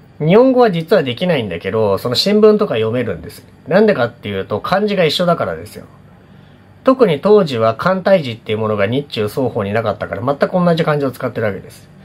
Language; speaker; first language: Japanese; native; Japanese